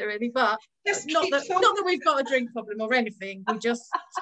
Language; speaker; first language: English; native; English